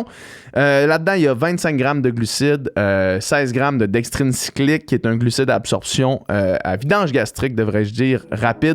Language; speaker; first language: French; native; French